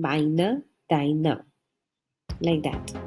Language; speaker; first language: German; non-native, fluent; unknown